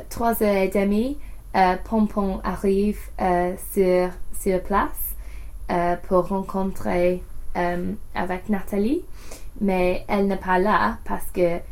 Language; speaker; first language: French; non-native, learner; English